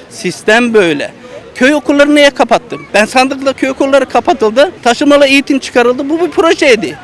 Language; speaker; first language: Turkish; native; Turkish